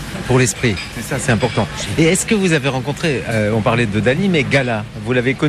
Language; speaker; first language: French; native; French